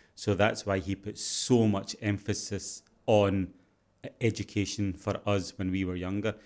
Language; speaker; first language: English; early bilingual, other home language; Urdu